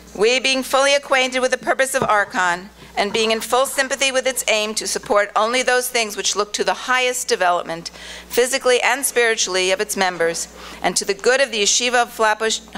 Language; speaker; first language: English; native; English